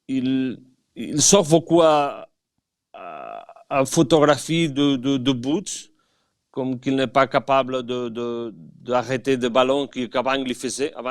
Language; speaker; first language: French; non-native, fluent; Catalan